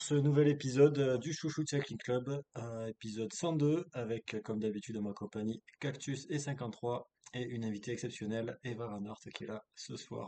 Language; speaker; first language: French; native; French